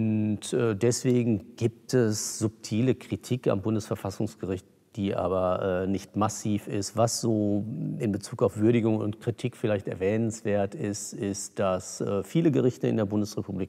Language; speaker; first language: German; native; German